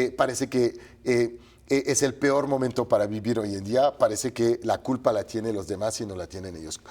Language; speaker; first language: Spanish; non-native, fluent; French